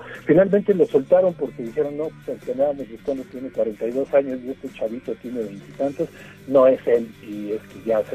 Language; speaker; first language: Spanish; native; Spanish